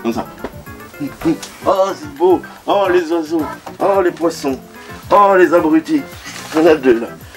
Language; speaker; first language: French; native; French